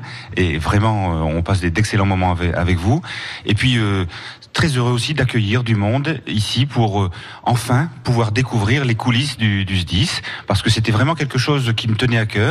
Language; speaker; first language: French; native; French